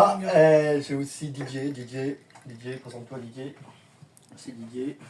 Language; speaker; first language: French; native; French